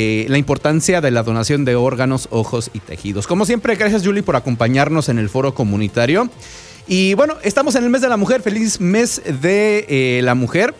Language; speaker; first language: Spanish; native; Spanish